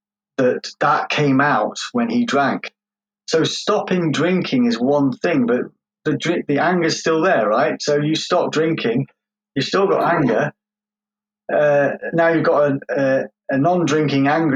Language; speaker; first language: English; native; English